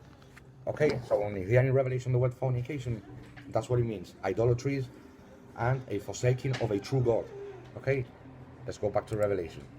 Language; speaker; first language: English; non-native, fluent; Spanish